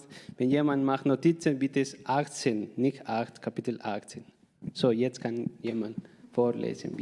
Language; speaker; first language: German; non-native, learner; Spanish